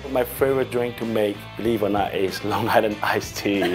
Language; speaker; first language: English; non-native, learner; Chinese